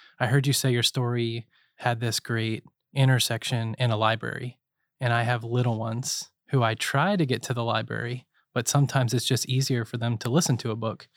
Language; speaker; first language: English; native; English